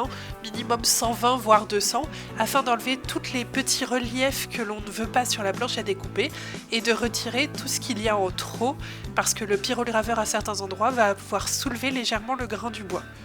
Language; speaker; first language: French; native; French